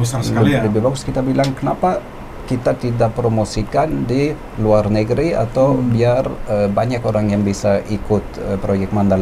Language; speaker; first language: Indonesian; non-native, fluent; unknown